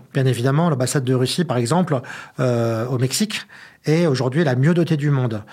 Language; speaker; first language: French; native; French